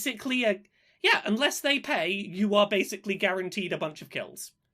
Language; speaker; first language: English; native; English